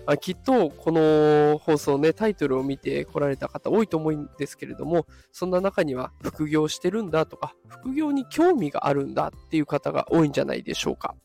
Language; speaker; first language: Japanese; native; Japanese